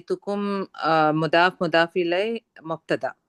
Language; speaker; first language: Arabic; non-native, learner; Urdu